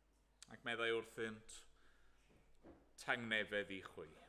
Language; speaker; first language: Welsh; native; Welsh